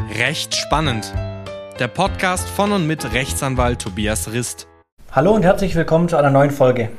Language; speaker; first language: German; native; German